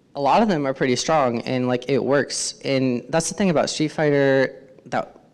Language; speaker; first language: English; native; English